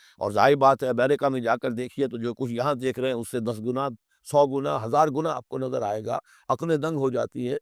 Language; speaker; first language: Urdu; native; Urdu